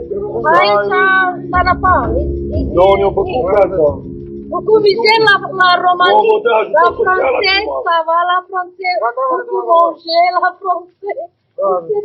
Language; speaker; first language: French; non-native, learner; Romanian